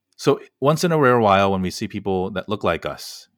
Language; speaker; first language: English; native; English